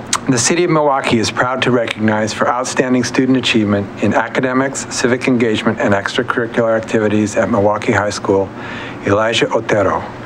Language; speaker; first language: English; native; English